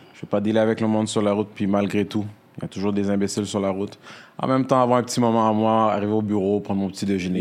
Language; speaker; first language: French; native; French